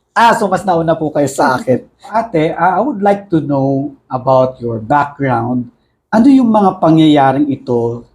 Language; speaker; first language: Filipino; native; Filipino